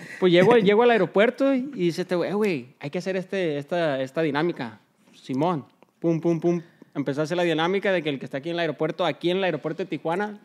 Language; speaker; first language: Spanish; early bilingual, heritage; Spanish